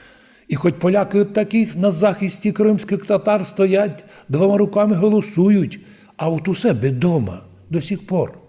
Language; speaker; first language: Ukrainian; non-native, local second language; Rusyn